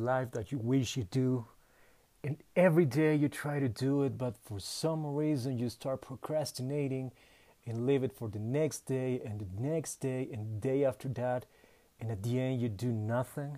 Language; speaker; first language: English; non-native, fluent; Spanish